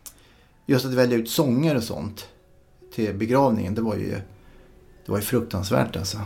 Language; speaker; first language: Swedish; native; Swedish